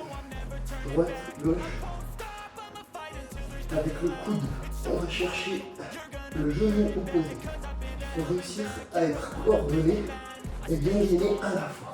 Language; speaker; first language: French; native; French